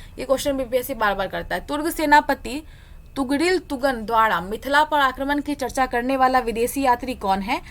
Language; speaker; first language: Hindi; native; Hindi